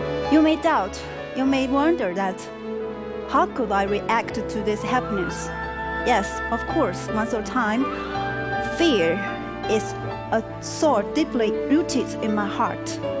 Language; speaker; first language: English; non-native, learner; Chinese